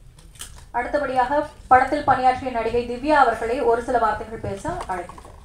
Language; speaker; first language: Tamil; native; Tamil